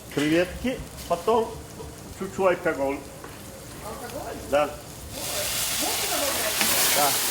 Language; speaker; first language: Russian; non-native, learner; Italian